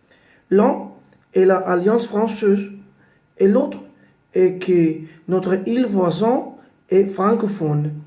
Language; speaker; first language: French; non-native, learner; Spanish